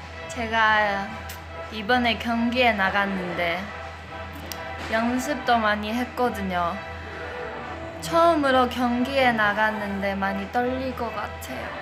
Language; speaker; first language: Korean; non-native, fluent; Chinese